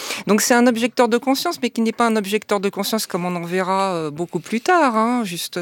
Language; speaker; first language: French; native; French